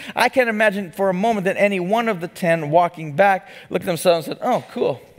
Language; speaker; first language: English; native; English